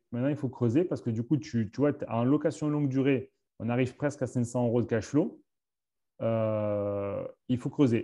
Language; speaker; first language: French; native; French